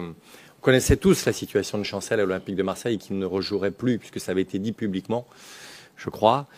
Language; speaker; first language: French; native; French